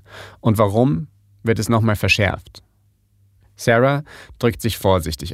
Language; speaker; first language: German; native; German